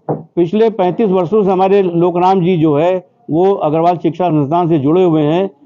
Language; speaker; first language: Hindi; native; Hindi